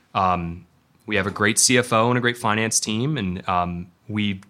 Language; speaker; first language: English; native; English